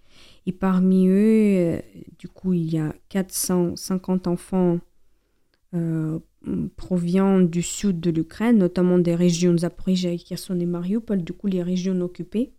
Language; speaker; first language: French; non-native, fluent; Ukrainian